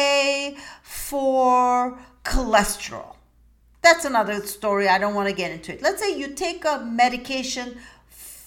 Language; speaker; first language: English; non-native, fluent; Turkish